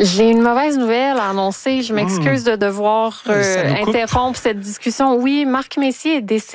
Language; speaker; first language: French; native; French